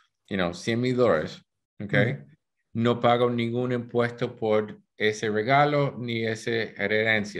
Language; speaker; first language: Spanish; early bilingual, heritage; Spanish